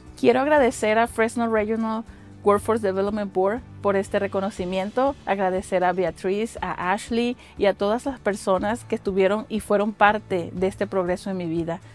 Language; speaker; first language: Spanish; native; Spanish